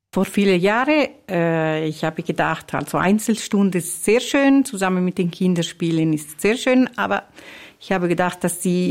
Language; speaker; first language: German; non-native, fluent; Italian